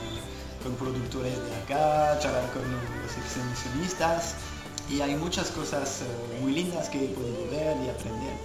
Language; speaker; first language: Spanish; non-native, fluent; French